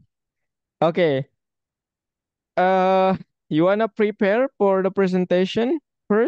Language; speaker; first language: English; non-native, fluent; Indonesian